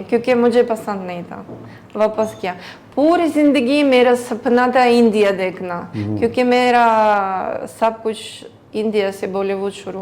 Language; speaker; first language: Hindi; non-native, learner; Greek